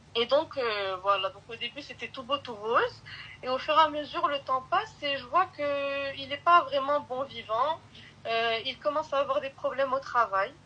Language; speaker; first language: French; early bilingual, other home language; Arabic